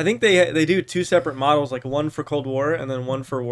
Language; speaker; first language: English; native; English